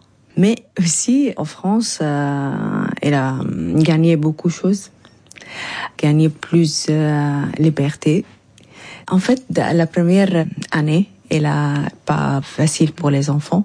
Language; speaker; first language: French; non-native, learner; Arabic